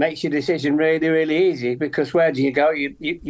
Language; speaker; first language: English; native; English